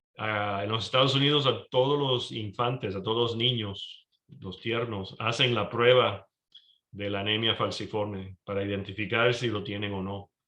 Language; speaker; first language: Spanish; early bilingual, heritage; Spanish